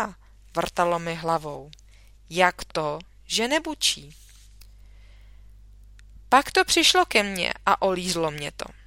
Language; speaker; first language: Czech; native; Czech